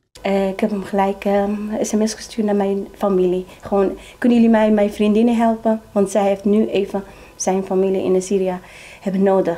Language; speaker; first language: Dutch; non-native, learner; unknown